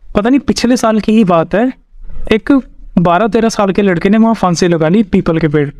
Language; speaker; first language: Hindi; native; Hindi